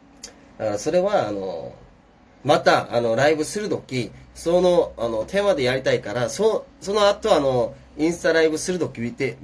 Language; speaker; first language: Japanese; non-native, fluent; Korean